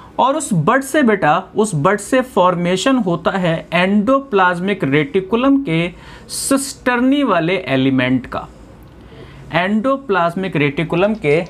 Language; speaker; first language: Hindi; native; Hindi